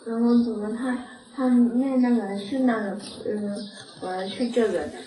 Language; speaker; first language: Chinese; non-native, learner; Lao